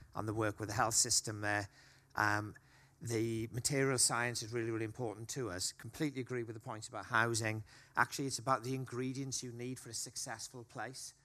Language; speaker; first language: English; native; English